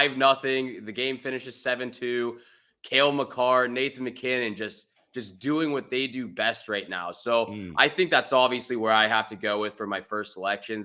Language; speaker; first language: English; native; English